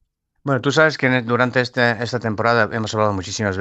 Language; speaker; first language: Spanish; non-native, fluent; Serbian